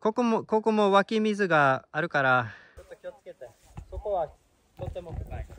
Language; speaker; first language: Japanese; non-native, fluent; Swedish